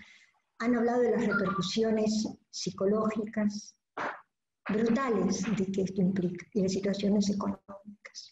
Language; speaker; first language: Spanish; native; Spanish